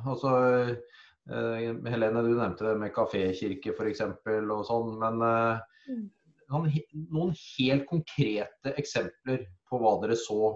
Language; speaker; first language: Norwegian; native; Norwegian